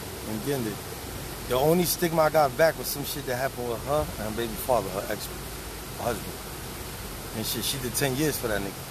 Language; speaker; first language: English; early bilingual, other home language; Spanish